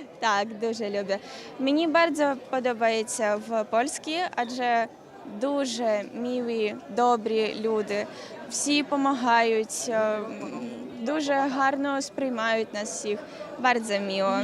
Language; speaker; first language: Polish; non-native, learner; Ukrainian